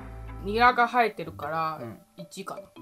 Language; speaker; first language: Japanese; non-native, learner; Chinese